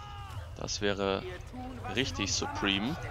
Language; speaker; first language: German; native; German